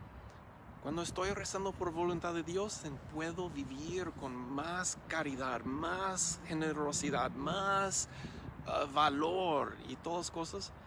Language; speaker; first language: Spanish; non-native, learner; English